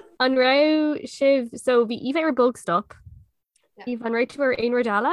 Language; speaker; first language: Irish; non-native, local second language; English